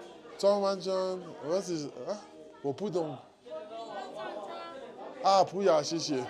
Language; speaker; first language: Chinese; non-native, learner; French